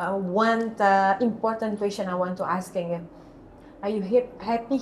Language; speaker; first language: English; non-native, learner; Indonesian